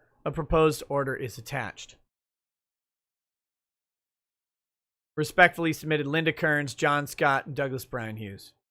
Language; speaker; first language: English; native; English